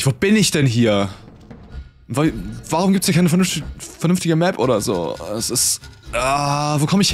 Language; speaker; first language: German; native; German